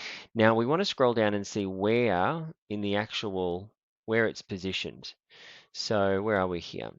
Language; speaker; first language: English; native; English